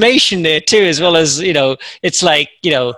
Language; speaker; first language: English; native; English